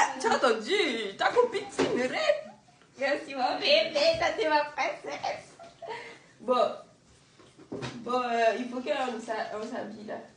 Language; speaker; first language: French; native; French